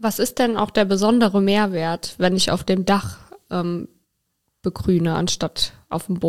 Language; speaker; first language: German; native; German